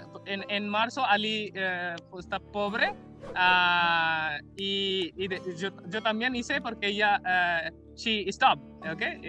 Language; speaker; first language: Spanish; non-native, learner; Hindi